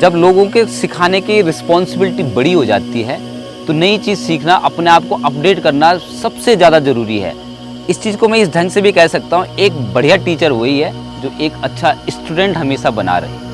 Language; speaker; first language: Hindi; native; Hindi